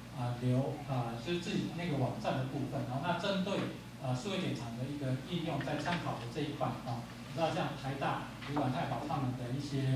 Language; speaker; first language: Chinese; native; Chinese